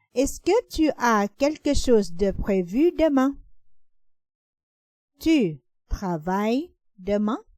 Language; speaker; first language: French; non-native, fluent; Thai